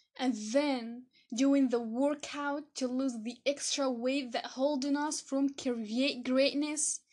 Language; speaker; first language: English; non-native, fluent; Arabic